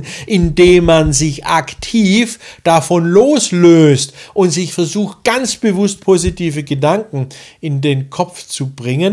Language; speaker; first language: German; native; German